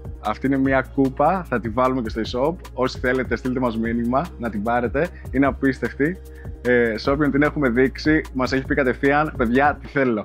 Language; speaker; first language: Greek; native; Greek